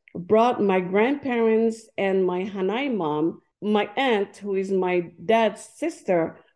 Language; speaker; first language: English; non-native, fluent; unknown